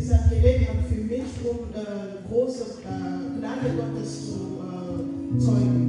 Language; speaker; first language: German; non-native, fluent; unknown